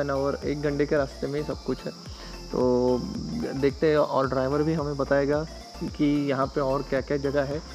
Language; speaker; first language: Hindi; non-native, local second language; Marathi